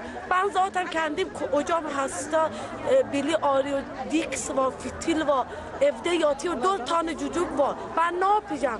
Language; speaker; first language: Turkish; non-native, learner; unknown